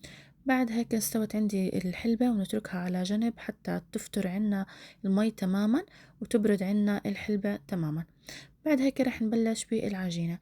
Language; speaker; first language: Arabic; native; Arabic